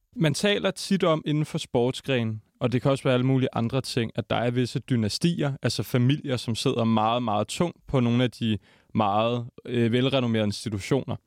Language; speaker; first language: Danish; native; Danish